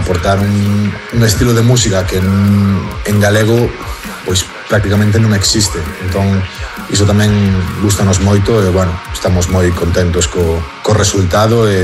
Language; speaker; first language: Galician; non-native, local second language; Spanish